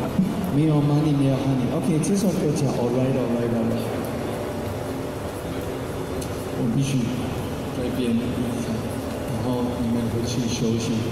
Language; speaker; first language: Chinese; non-native, fluent; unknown